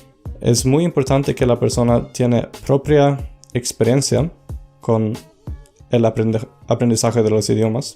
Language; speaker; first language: Spanish; non-native, fluent; Swedish